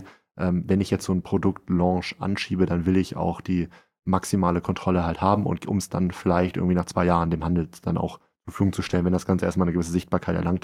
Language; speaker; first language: German; native; German